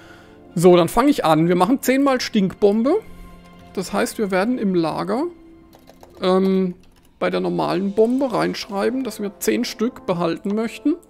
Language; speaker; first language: German; native; German